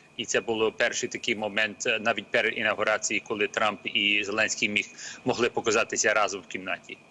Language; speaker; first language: Ukrainian; early bilingual, heritage; Ukrainian